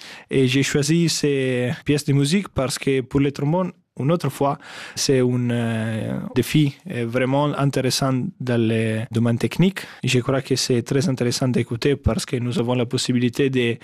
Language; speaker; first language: French; non-native, learner; Italian